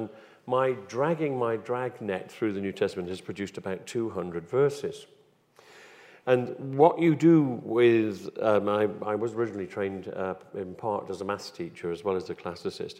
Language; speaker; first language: English; native; English